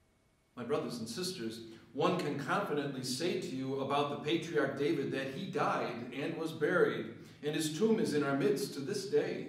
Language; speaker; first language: English; native; English